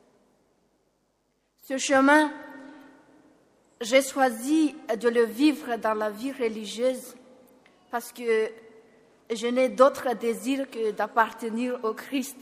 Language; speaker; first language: French; non-native, local second language; Malagasy